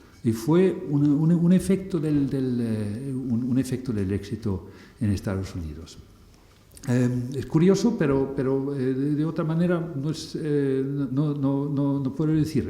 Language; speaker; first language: Spanish; non-native, fluent; German